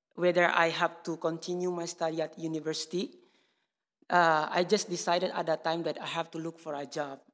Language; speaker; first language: English; non-native, learner; Indonesian